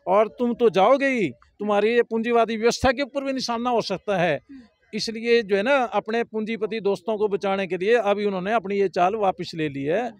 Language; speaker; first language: Hindi; native; Hindi